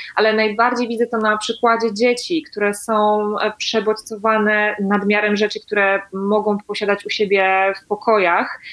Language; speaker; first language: Polish; native; Polish